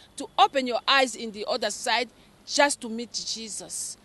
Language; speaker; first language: English; non-native, fluent; Lingala